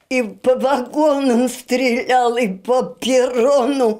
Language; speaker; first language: Russian; native; Russian